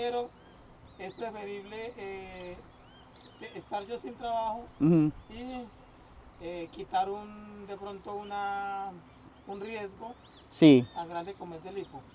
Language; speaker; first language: Spanish; native; Spanish